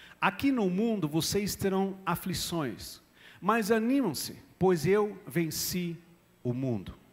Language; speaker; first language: Portuguese; non-native, fluent; English